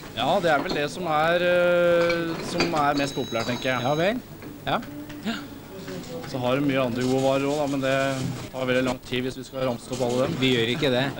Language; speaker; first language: Norwegian; native; Norwegian